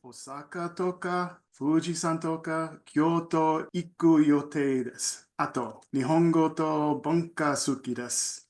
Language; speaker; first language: Japanese; non-native, learner; English